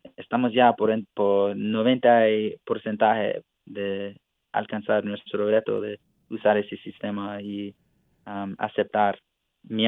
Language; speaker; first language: Spanish; non-native, fluent; English